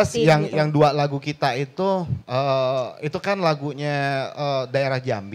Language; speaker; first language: Indonesian; native; Indonesian